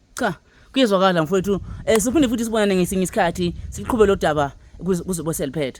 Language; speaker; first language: Zulu; native; Zulu